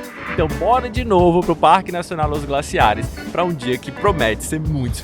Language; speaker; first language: Portuguese; native; Portuguese